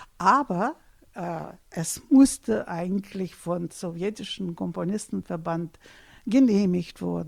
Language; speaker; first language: German; non-native, fluent; Russian